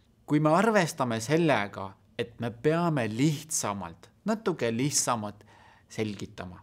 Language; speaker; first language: Estonian; non-native, fluent; Turkish